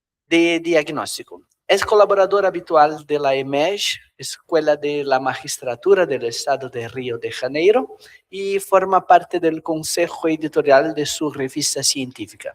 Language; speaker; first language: Spanish; non-native, fluent; Portuguese